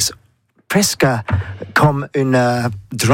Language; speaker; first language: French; non-native, learner; English